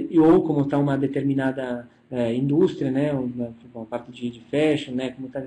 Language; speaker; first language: Portuguese; non-native, fluent; Italian